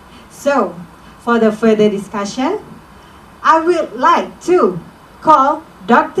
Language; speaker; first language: English; non-native, local second language; Malay